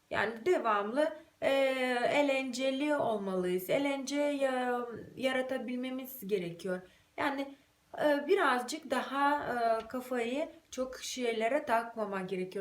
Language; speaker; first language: Turkish; non-native, fluent; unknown